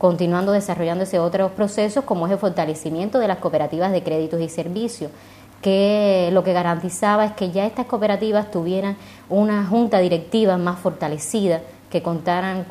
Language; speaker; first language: Spanish; native; Spanish